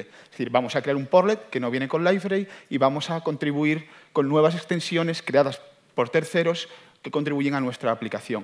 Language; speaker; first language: Spanish; native; Spanish